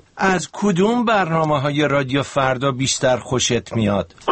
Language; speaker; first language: Persian; native; Persian